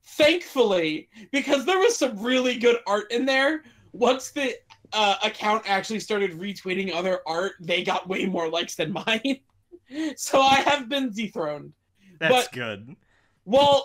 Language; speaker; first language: English; native; English